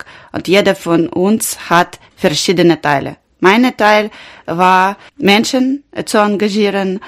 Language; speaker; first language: German; non-native, learner; Ukrainian